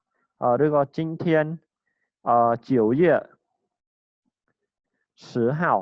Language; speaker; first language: Chinese; non-native, fluent; Khmer